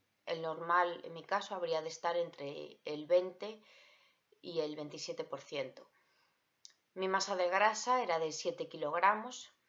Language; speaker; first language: Spanish; native; Spanish